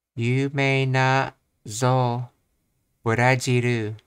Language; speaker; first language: Japanese; non-native, learner; English